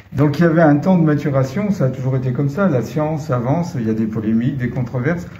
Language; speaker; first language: French; native; French